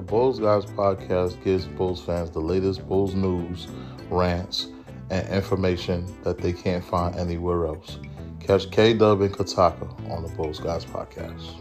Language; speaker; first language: English; native; English